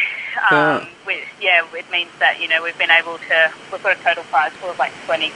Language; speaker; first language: English; native; English